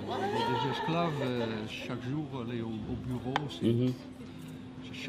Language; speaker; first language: French; non-native, fluent; Dutch